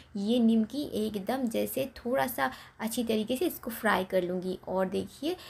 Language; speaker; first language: Hindi; non-native, local second language; Bangla